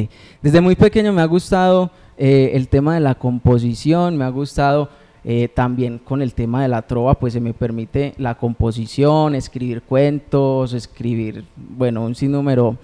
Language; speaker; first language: Spanish; native; Spanish